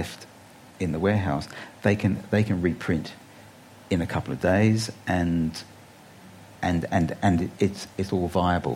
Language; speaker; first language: English; native; English